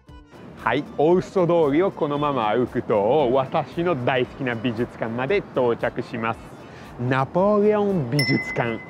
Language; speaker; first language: Japanese; non-native, fluent; Italian